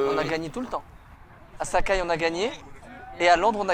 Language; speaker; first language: French; native; French